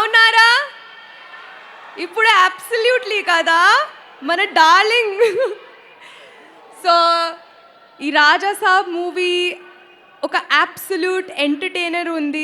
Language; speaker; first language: Telugu; non-native, learner; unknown